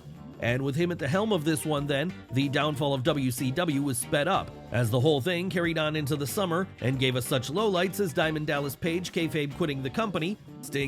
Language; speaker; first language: English; native; English